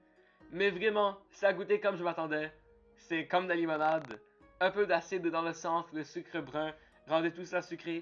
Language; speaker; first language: French; native; French